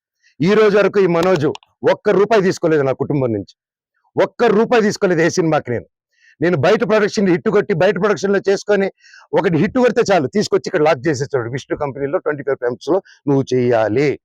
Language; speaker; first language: Telugu; native; Telugu